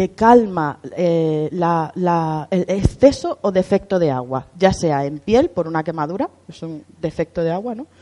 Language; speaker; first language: Spanish; native; Spanish